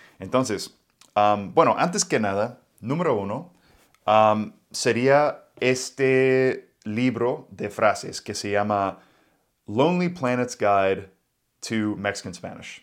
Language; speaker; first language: Spanish; non-native, fluent; English